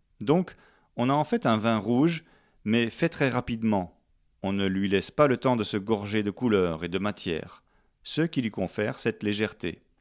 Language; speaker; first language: French; native; French